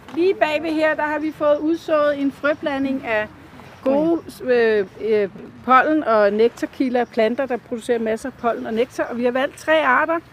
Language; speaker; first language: Danish; native; Danish